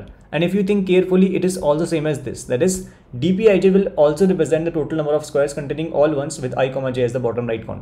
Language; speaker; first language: English; non-native, local second language; Hindi